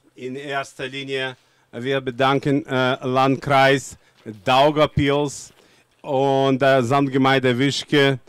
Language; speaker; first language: German; non-native, learner; Russian